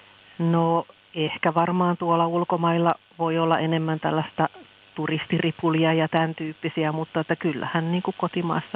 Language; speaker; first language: Finnish; native; Finnish